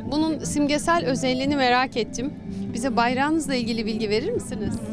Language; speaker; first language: Turkish; native; Turkish